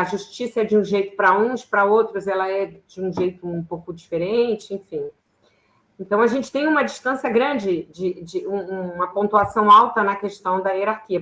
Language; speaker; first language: Portuguese; native; Portuguese